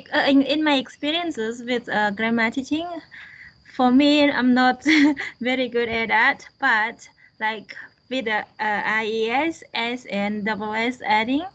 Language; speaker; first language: English; non-native, fluent; Khmer